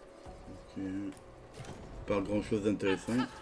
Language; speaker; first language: French; native; French